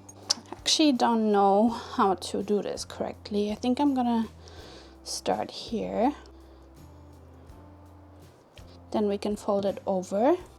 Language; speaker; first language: English; non-native, fluent; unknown